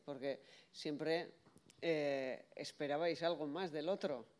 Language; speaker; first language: Spanish; non-native, local second language; Basque